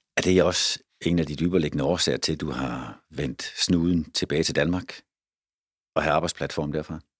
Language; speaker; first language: Danish; native; Danish